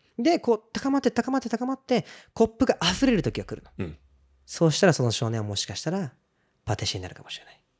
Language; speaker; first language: Japanese; early bilingual, other home language; Portuguese